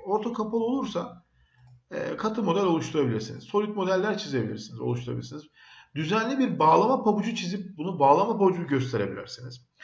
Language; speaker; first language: Turkish; native; Turkish